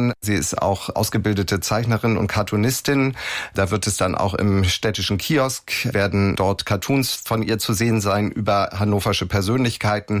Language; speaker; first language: German; native; German